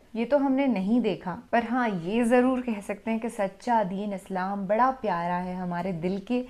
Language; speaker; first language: Hindi; native; Hindi